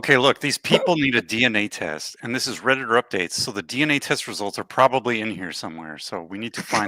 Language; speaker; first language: English; native; English